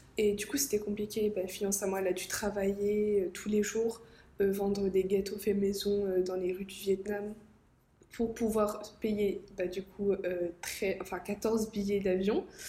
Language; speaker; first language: French; native; French